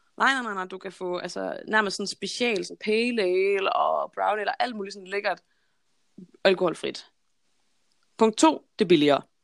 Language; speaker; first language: Danish; native; Danish